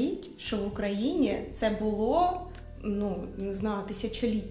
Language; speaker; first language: Ukrainian; native; Ukrainian